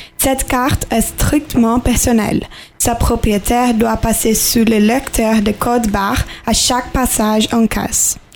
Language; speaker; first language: French; non-native, learner; Portuguese